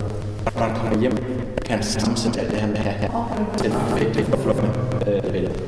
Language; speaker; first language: Danish; native; Danish